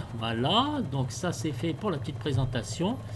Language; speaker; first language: French; native; French